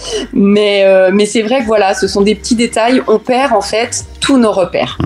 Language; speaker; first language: French; native; French